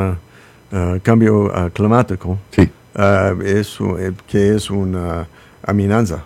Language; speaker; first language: Spanish; non-native, learner; English